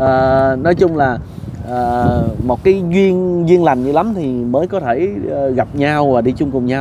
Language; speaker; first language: Vietnamese; native; Vietnamese